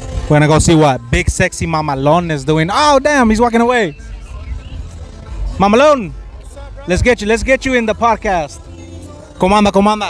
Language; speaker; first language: English; early bilingual, other home language; Spanish